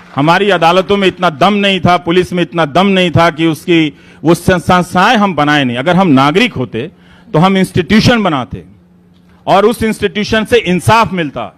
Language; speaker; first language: Hindi; native; Hindi